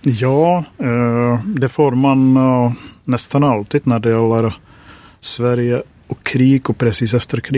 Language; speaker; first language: Swedish; non-native, fluent; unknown